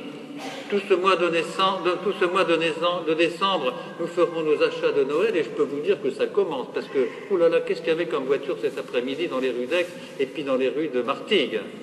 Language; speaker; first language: French; native; French